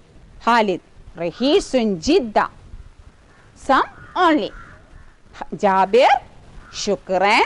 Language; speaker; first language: Arabic; non-native, fluent; Malayalam